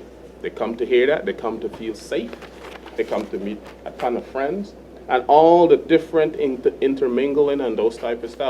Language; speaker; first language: English; native; English